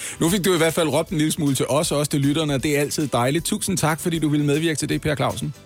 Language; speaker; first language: Danish; native; Danish